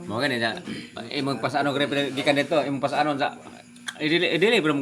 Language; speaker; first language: Cebuano; native; Cebuano